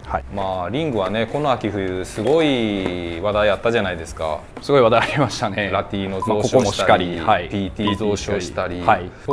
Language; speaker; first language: Japanese; native; Japanese